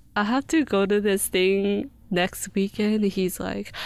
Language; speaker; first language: English; early bilingual, other home language; Korean